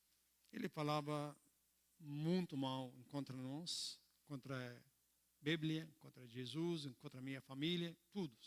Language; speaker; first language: Portuguese; non-native, learner; Arabic